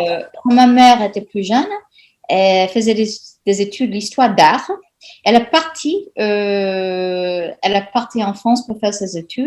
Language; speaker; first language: French; non-native, fluent; English